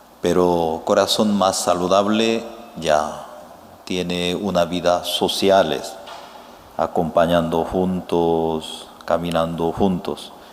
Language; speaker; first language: Spanish; non-native, fluent; Korean